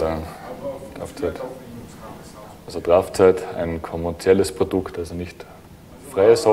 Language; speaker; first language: German; native; German